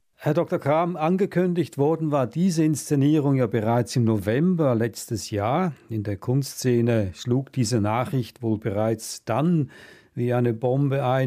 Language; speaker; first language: German; native; German